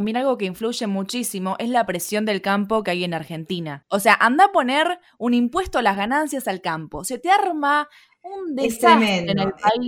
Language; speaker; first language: Spanish; native; Spanish